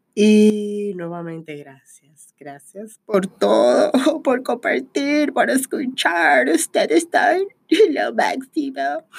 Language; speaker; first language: Spanish; early bilingual, heritage; Spanish